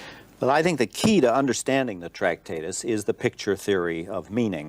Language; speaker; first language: English; native; English